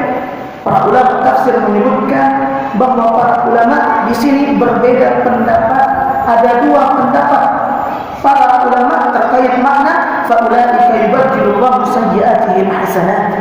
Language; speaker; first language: Indonesian; native; Indonesian